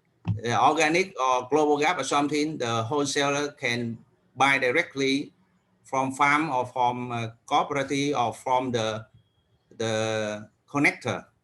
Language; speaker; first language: English; non-native, learner; Vietnamese